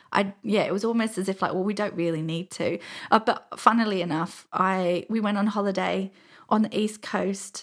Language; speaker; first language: English; native; English